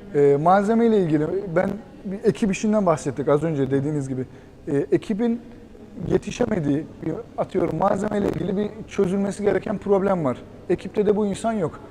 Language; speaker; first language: Turkish; native; Turkish